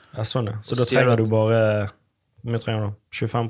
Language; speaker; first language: Norwegian; native; Norwegian